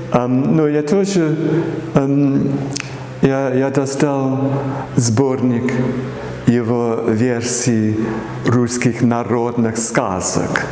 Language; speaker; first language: Russian; non-native, fluent; English